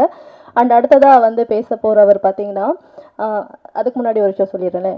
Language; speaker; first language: Tamil; native; Tamil